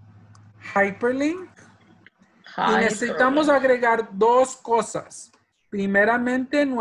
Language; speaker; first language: Spanish; early bilingual, heritage; Spanish